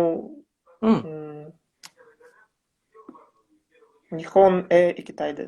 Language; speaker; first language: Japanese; non-native, learner; Russian